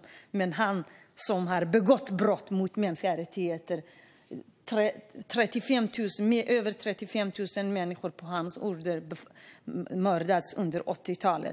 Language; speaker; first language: Swedish; non-native, fluent; Kurdish